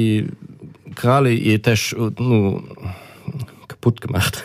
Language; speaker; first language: Ukrainian; non-native, learner; German